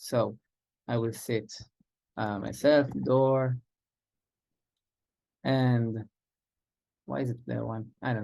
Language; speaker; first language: English; non-native, fluent; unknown